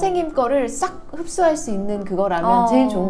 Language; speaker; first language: Korean; native; Korean